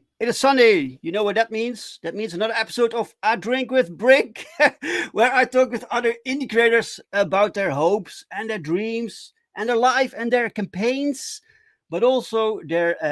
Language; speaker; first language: English; non-native, fluent; Dutch